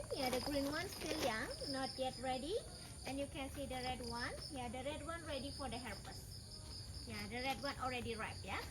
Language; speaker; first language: English; non-native, fluent; Indonesian